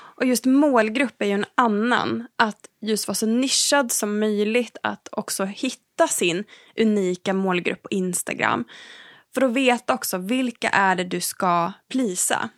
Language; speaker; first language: Swedish; native; Swedish